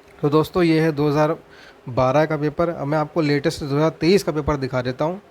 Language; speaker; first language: Hindi; native; Hindi